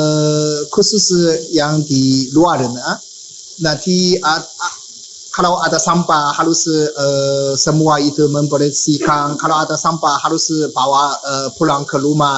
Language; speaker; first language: Indonesian; non-native, learner; Japanese